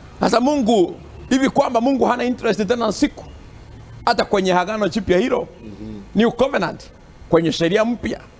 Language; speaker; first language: Swahili; non-native, local second language; Gusii